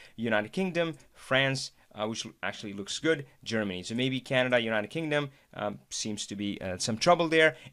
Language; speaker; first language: English; non-native, local second language; Hindi